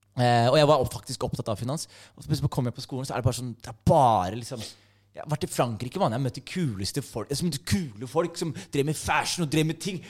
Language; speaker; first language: Norwegian; native; Norwegian